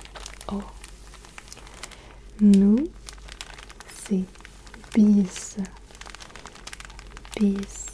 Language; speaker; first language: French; early bilingual, other home language; Turkish